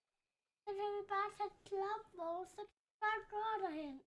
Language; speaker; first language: Danish; early bilingual, other home language; Vietnamese